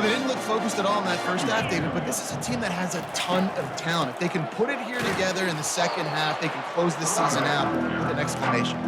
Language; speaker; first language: English; native; English